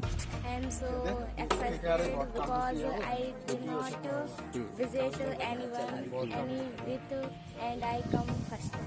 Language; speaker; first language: English; non-native, learner; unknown